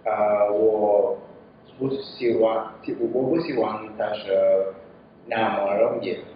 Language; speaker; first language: Chinese; non-native, learner; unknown